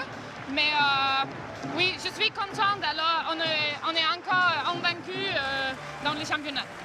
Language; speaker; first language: French; non-native, learner; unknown